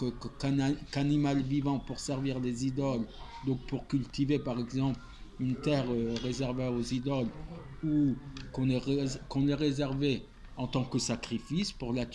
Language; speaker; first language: French; native; French